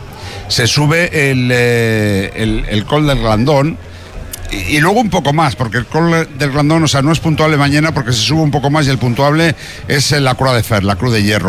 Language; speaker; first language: Spanish; native; Spanish